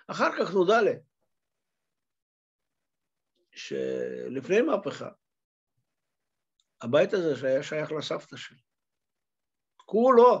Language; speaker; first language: Hebrew; non-native, fluent; Russian